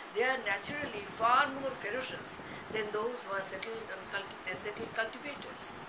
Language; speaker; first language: English; non-native, local second language; Bangla